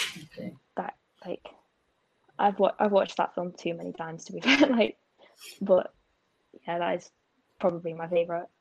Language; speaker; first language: English; native; English